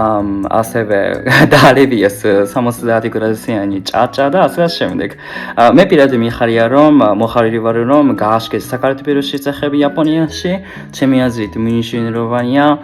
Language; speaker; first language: Georgian; non-native, fluent; Japanese